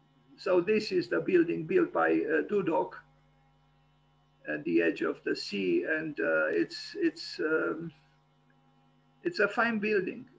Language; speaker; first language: English; non-native, fluent; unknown